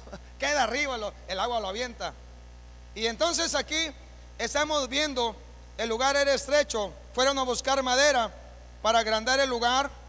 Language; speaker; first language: Spanish; native; Spanish